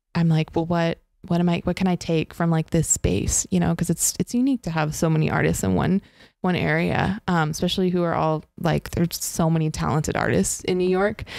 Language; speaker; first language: English; native; English